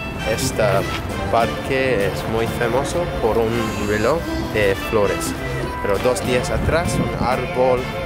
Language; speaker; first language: Spanish; non-native, learner; English